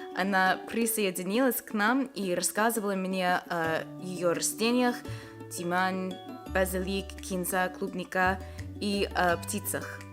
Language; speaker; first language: Russian; non-native, learner; English